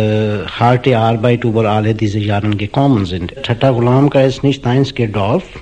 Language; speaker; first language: German; non-native, fluent; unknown